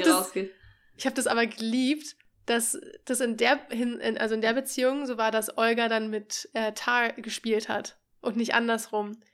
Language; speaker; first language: German; native; German